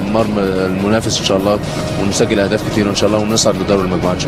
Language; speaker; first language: Arabic; native; Arabic